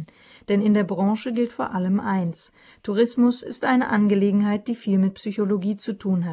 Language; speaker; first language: German; native; German